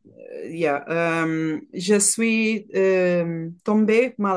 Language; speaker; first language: French; non-native, learner; Portuguese